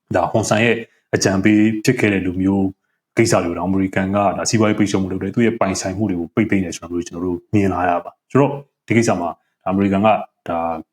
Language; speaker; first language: Burmese; native; Burmese